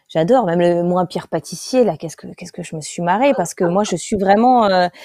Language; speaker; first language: French; native; French